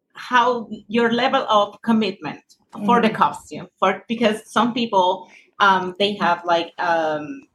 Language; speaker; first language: English; non-native, fluent; Spanish